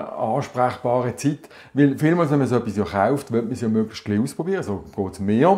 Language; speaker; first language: German; native; German